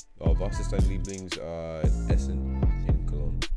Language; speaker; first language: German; non-native, learner; English